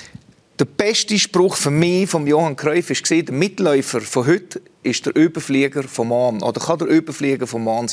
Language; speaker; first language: German; native; German